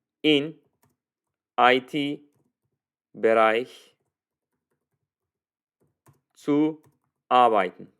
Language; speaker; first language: German; non-native, fluent; Turkish